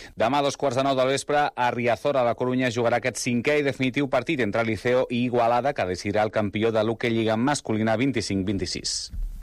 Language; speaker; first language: Catalan; native; Catalan